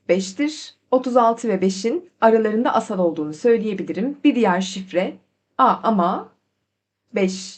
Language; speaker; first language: Turkish; native; Turkish